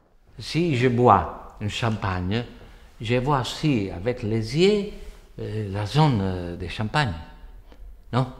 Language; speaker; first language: French; non-native, fluent; Italian